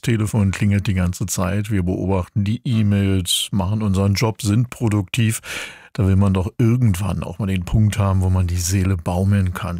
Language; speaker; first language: German; native; German